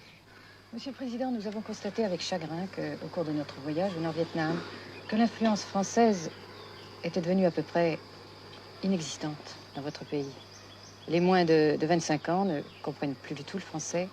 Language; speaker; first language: French; native; French